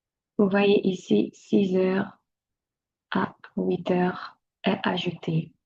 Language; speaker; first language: French; non-native, local second language; Dutch